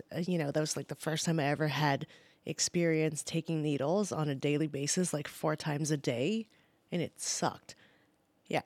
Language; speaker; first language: English; native; English